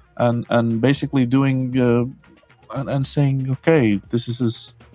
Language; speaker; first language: English; non-native, fluent; Latvian